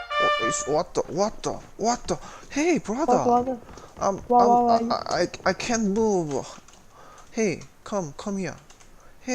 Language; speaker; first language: English; non-native, learner; Korean